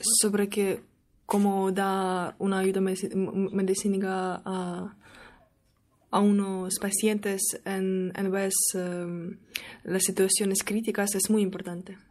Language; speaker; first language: Spanish; non-native, learner; Russian